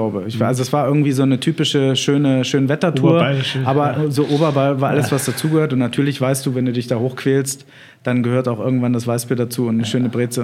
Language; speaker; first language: German; native; German